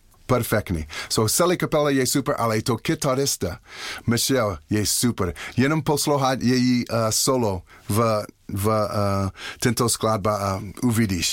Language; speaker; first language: Czech; non-native, fluent; English